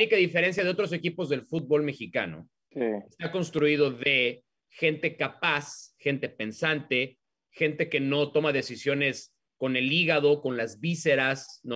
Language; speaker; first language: Spanish; native; Spanish